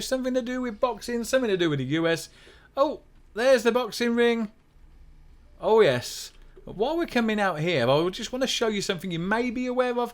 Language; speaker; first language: English; native; English